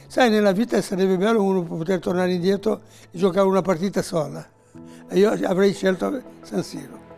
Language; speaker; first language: Italian; non-native, fluent; Portuguese